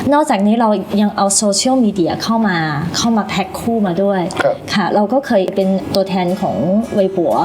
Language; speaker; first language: Thai; early bilingual, other home language; Chinese